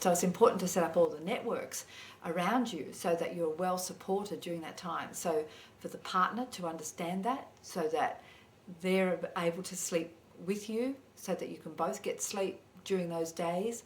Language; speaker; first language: English; native; English